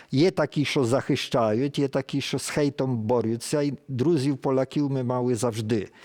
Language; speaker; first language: Ukrainian; early bilingual, heritage; Ukrainian